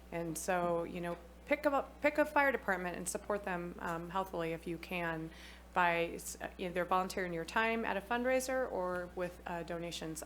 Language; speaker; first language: English; native; English